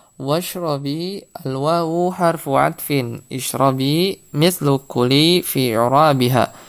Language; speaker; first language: Arabic; non-native, fluent; Indonesian